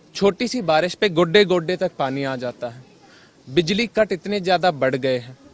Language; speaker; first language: Hindi; native; Hindi